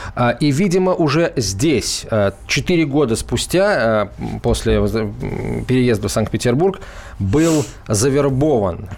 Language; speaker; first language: Russian; native; Russian